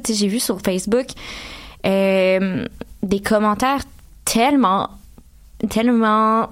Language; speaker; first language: French; native; French